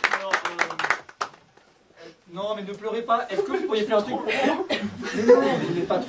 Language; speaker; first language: French; native; French